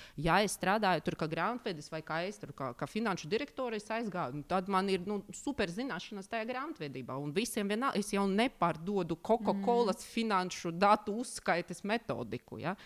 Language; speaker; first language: Latvian; non-native, local second language; Russian